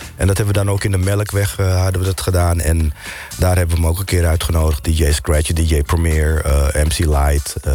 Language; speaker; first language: Dutch; native; Dutch